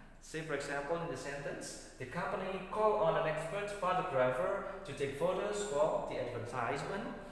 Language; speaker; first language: English; non-native, fluent; Indonesian